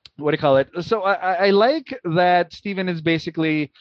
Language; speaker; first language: English; non-native, local second language; Filipino